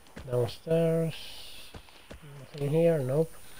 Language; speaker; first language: English; non-native, fluent; Italian